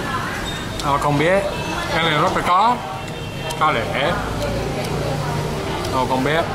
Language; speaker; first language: Vietnamese; non-native, learner; English